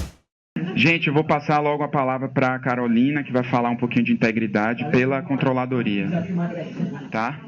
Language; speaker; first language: Portuguese; native; Portuguese